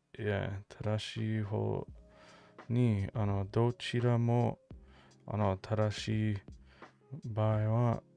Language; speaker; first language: Japanese; non-native, learner; English